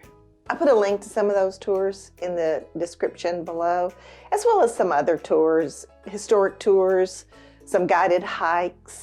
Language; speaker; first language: English; native; English